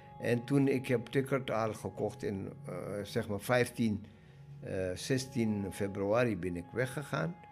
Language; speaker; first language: Dutch; non-native, learner; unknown